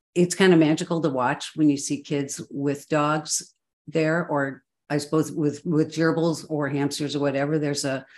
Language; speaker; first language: English; native; English